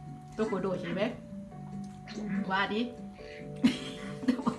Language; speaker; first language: Italian; non-native, learner; Thai